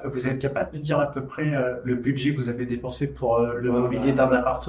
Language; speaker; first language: French; native; French